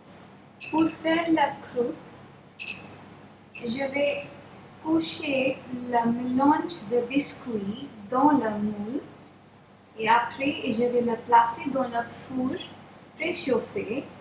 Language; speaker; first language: French; non-native, fluent; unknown